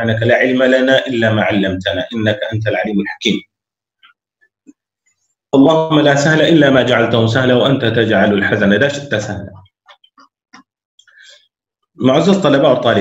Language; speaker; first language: Arabic; non-native, fluent; Urdu